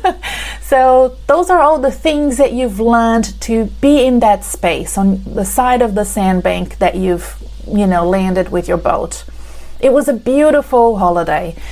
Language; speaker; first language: English; non-native, fluent; Portuguese